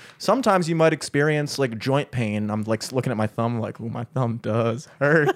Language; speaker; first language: English; native; English